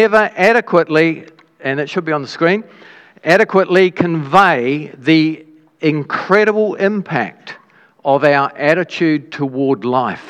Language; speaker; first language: English; native; English